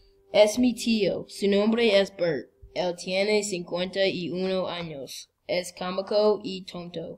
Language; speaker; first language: Spanish; non-native, learner; English